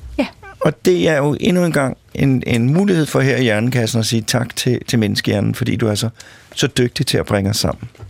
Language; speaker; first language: Danish; native; Danish